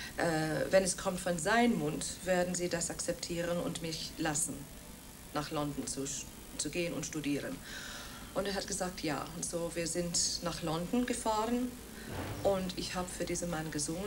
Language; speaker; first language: German; non-native, fluent; Welsh